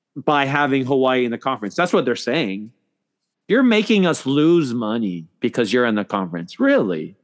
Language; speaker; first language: English; native; English